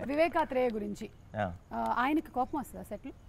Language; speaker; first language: Telugu; native; Telugu